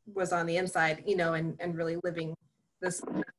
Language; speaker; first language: English; native; English